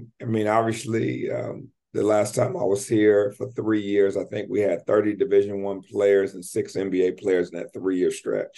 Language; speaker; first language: English; native; English